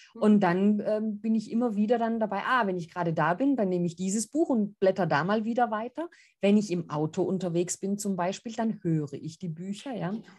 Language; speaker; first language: German; early bilingual, other home language; Greek